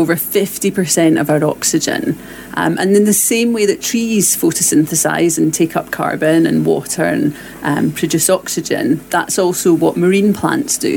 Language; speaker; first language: English; native; English